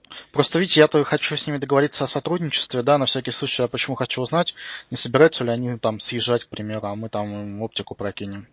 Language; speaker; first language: Russian; native; Russian